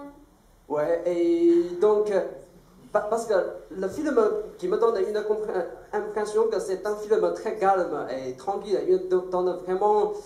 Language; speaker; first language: French; non-native, fluent; Chinese